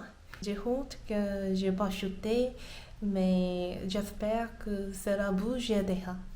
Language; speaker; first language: French; non-native, learner; Korean